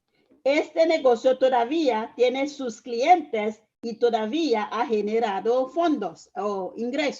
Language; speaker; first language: Spanish; non-native, fluent; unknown